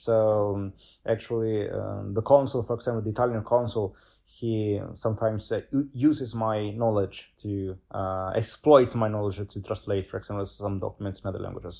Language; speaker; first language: English; non-native, fluent; Italian